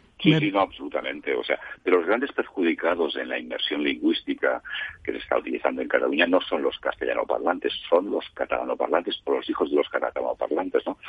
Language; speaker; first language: Spanish; non-native, local second language; Catalan